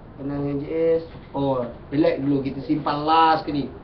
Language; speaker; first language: Malay; native; Malay